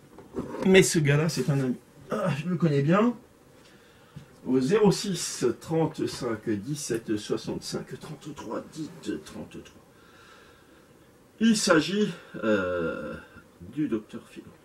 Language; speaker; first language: French; native; French